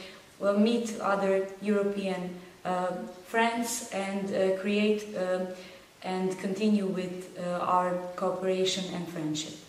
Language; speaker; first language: English; non-native, fluent; Croatian